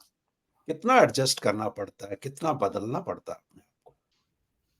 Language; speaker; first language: Hindi; native; Hindi